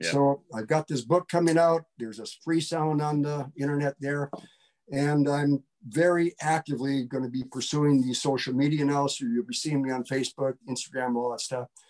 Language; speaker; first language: English; native; English